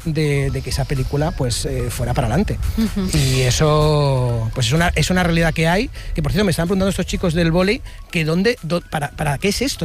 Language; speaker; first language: Spanish; native; Spanish